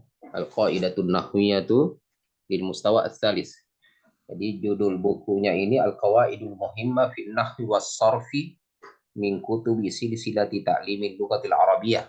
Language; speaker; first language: Arabic; non-native, fluent; Indonesian